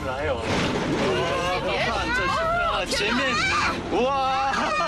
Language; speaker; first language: Chinese; non-native, fluent; Korean